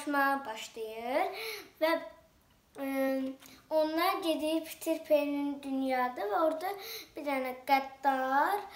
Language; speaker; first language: Turkish; non-native, learner; Azerbaijani